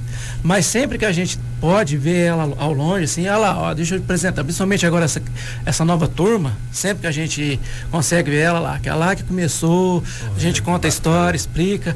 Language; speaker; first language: Portuguese; native; Portuguese